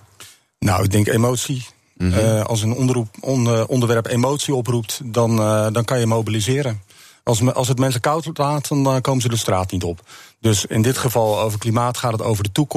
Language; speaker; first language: Dutch; native; Dutch